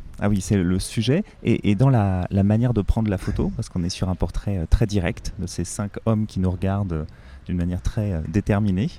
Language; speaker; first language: French; native; French